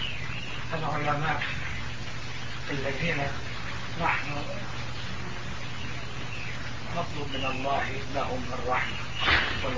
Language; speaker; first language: Arabic; non-native, fluent; Turkish